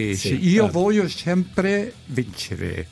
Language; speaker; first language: Italian; non-native, learner; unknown